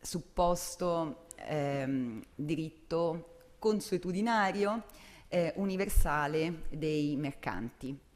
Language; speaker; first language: Italian; native; Italian